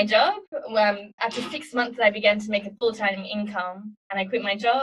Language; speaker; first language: English; native; English